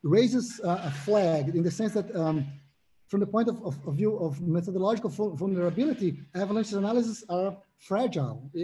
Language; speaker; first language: English; non-native, fluent; Portuguese